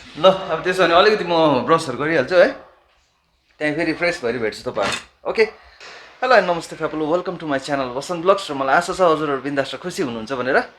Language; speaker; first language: Nepali; native; Nepali